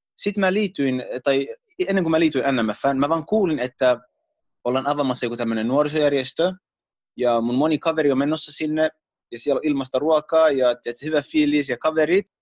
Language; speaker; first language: Finnish; early bilingual, other home language; Arabic